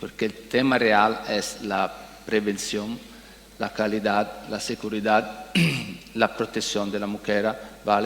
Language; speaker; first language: Spanish; non-native, learner; Italian